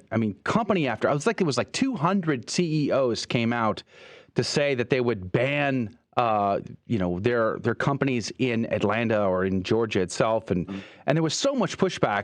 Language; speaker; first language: English; native; English